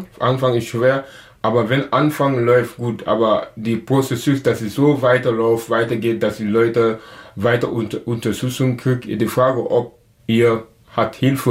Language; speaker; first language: German; non-native, learner; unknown